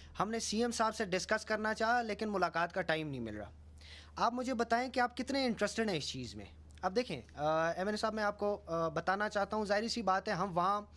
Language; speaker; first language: Urdu; non-native, local second language; Pashto